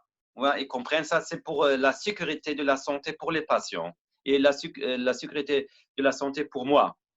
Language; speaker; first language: French; non-native, learner; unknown